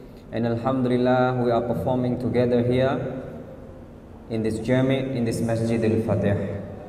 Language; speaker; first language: English; non-native, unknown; Indonesian